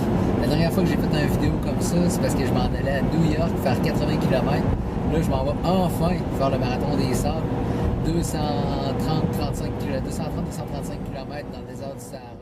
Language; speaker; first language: French; native; French